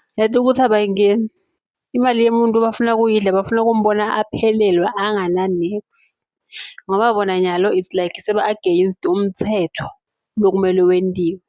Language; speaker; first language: Zulu; non-native, local second language; Swati